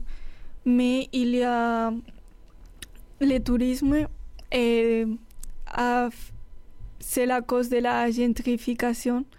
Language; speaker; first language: French; non-native, learner; Spanish